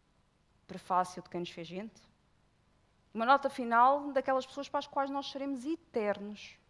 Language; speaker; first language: Portuguese; native; Portuguese